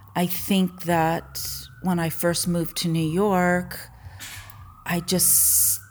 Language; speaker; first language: English; native; English